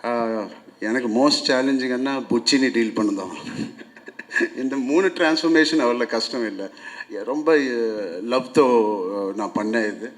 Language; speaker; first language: Tamil; non-native, local second language; Telugu